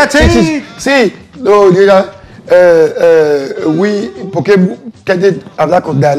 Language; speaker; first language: Spanish; non-native, learner; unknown